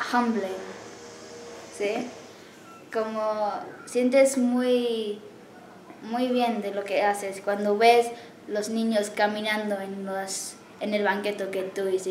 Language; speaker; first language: Spanish; early bilingual, heritage; English